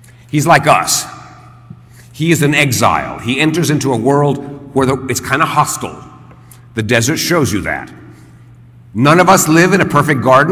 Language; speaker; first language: English; early bilingual, other home language; Spanish